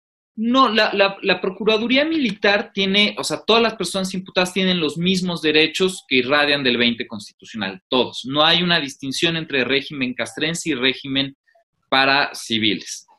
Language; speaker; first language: Spanish; native; Spanish